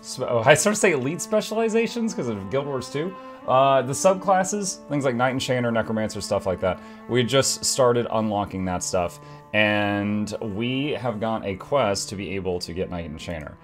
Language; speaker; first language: English; native; English